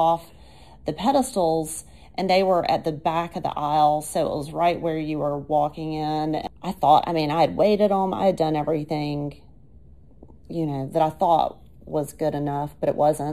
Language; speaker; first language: English; native; English